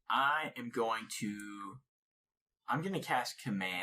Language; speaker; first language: English; native; English